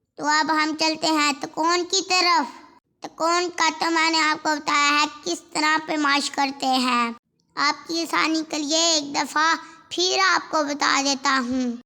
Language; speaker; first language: Urdu; non-native, local second language; Punjabi